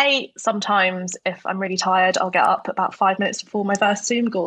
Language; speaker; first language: English; native; English